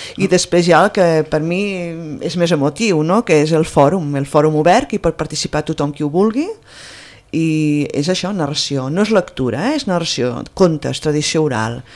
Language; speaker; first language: Catalan; native; Catalan